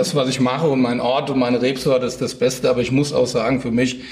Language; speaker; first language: German; native; German